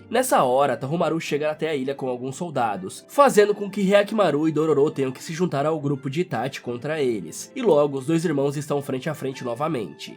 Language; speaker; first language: Portuguese; native; Portuguese